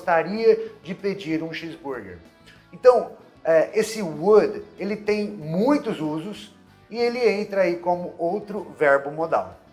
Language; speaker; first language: Portuguese; non-native, fluent; English